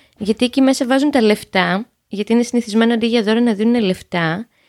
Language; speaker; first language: Greek; native; Greek